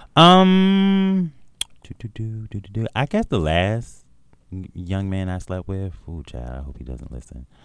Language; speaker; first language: English; native; English